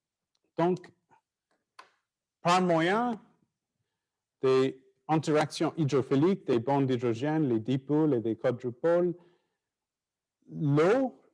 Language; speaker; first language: French; non-native, fluent; English